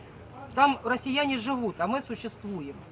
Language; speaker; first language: Russian; native; Russian